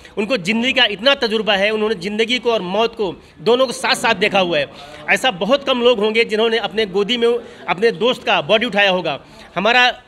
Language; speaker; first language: Hindi; native; Hindi